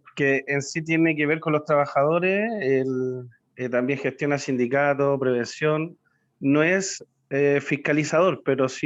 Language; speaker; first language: Spanish; native; Spanish